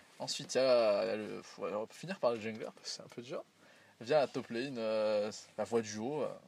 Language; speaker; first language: French; early bilingual, other home language; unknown